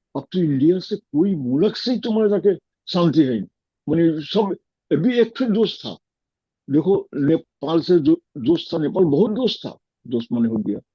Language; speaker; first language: Hindi; non-native, fluent; Bangla